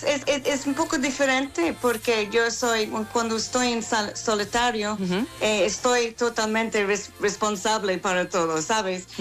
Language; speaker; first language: Spanish; non-native, learner; English